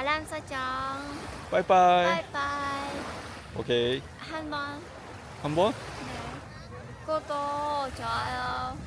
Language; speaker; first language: Korean; non-native, learner; Vietnamese